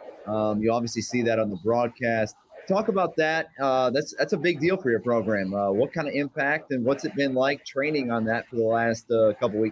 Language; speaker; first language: English; native; English